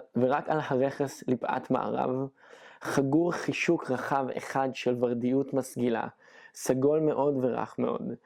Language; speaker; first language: Hebrew; native; Hebrew